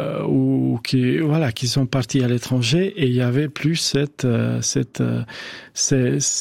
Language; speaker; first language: French; non-native, fluent; Albanian